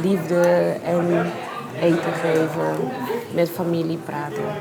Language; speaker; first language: Dutch; non-native, local second language; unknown